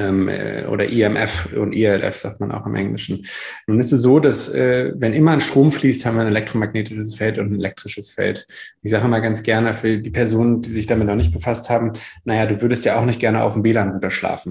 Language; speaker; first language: German; native; German